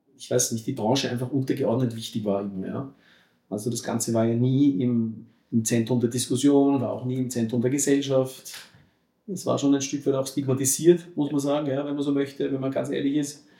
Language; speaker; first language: German; native; German